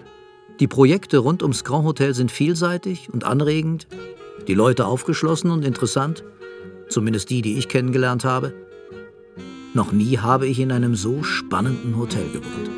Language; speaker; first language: German; native; German